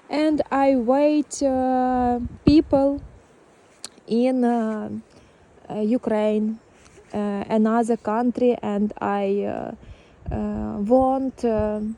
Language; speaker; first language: English; non-native, learner; Ukrainian